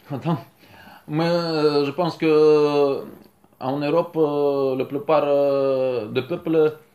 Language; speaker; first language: French; non-native, learner; Russian